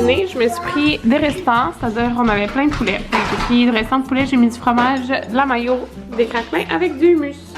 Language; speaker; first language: French; native; French